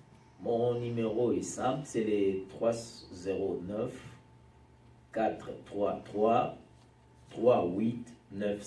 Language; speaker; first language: French; non-native, local second language; Lingala